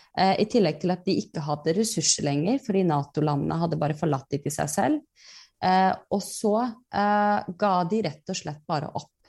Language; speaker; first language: Norwegian; early bilingual, other home language; Persian